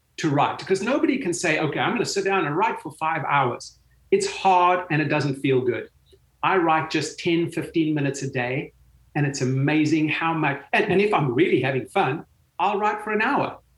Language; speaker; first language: English; native; English